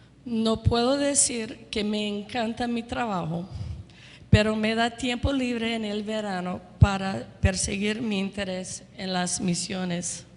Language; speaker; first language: Spanish; non-native, fluent; English